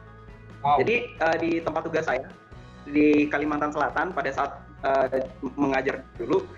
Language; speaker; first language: Indonesian; non-native, local second language; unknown